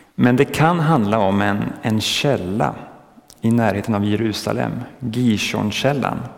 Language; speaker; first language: Swedish; early bilingual, other home language; French